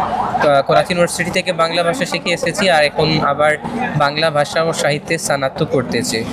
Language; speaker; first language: Bangla; non-native, fluent; Urdu